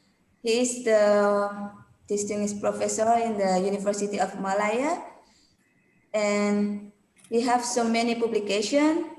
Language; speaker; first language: English; non-native, learner; Indonesian